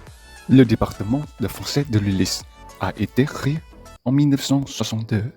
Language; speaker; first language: French; non-native, learner; Vietnamese